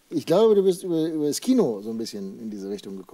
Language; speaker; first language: German; native; German